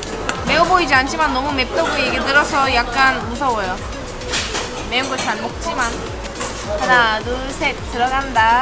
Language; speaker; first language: Korean; non-native, fluent; Turkish